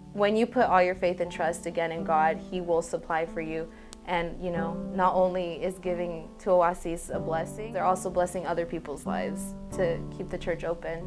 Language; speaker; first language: English; early bilingual, other home language; Spanish